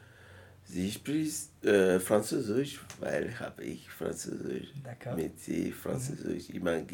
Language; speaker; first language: German; non-native, learner; French